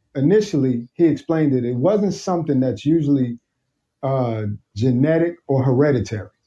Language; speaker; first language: English; native; English